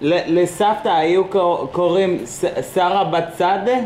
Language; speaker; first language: Hebrew; early bilingual, heritage; Hebrew